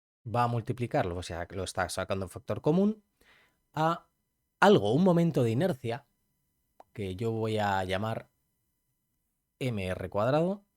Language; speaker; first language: Spanish; native; Spanish